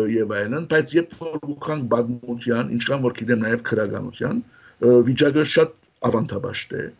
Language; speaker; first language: Armenian; early bilingual, heritage; Armenian